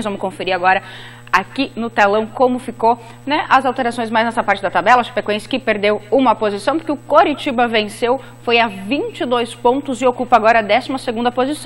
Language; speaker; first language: Portuguese; native; Portuguese